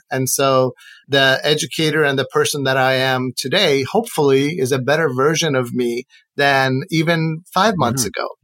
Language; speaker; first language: English; non-native, fluent; Persian